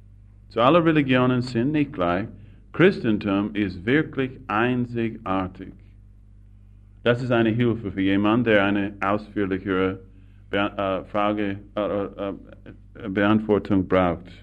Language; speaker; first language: German; non-native, fluent; English